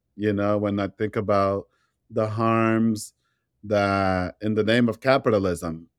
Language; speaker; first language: English; native; English